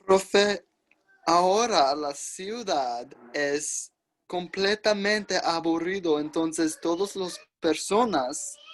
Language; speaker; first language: Spanish; non-native, learner; English